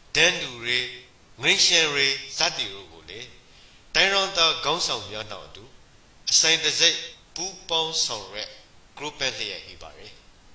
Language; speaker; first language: Burmese; native; Burmese